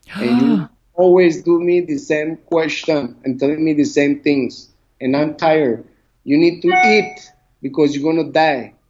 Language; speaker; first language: English; non-native, learner; Spanish